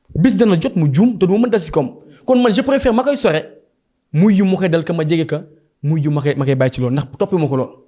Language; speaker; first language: Wolof; native; Wolof